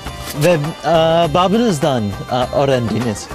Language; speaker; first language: Turkish; non-native, learner; English